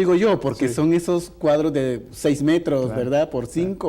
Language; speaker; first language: Spanish; native; Spanish